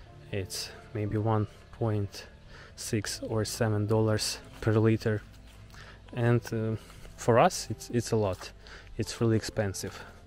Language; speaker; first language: English; non-native, fluent; Ukrainian